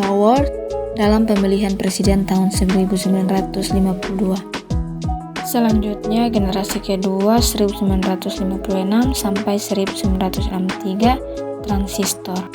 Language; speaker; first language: Indonesian; native; Indonesian